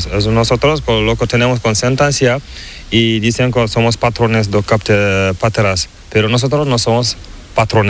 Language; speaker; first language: Spanish; non-native, learner; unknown